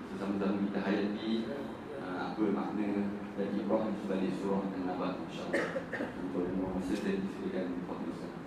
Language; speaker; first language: Malay; native; Malay